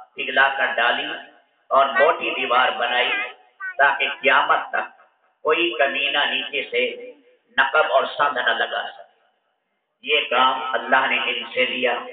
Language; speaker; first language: Urdu; native; Urdu